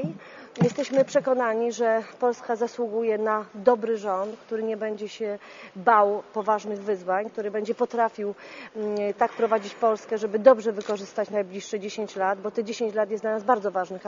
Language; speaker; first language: Polish; native; Polish